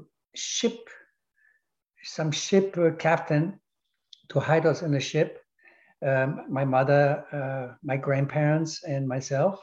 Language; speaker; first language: English; non-native, fluent; German